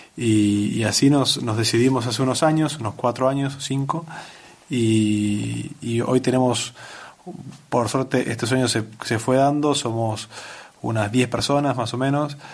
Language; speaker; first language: Spanish; native; Spanish